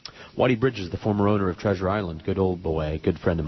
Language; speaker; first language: English; native; English